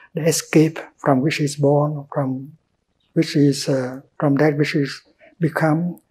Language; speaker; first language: English; non-native, fluent; Vietnamese